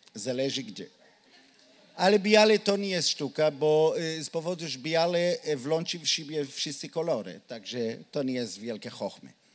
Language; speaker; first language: Polish; non-native, learner; Hebrew